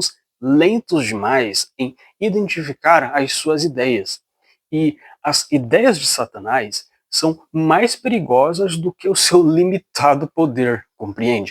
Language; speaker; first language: Portuguese; native; Portuguese